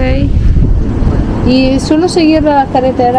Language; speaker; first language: Spanish; non-native, fluent; Italian